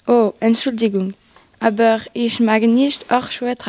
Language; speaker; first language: German; non-native, learner; French